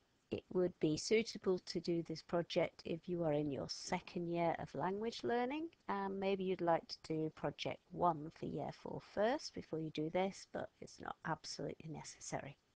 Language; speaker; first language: English; native; English